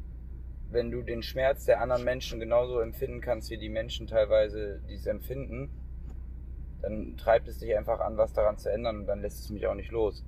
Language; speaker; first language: German; native; German